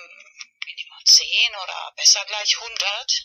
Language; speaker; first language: German; non-native, fluent; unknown